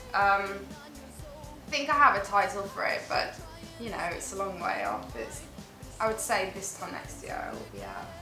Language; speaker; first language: English; native; English